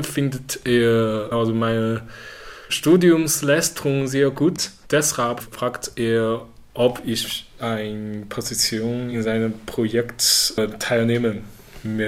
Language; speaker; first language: German; non-native, learner; Chinese